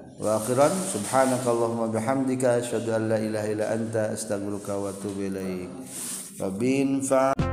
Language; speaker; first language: Arabic; non-native, fluent; Indonesian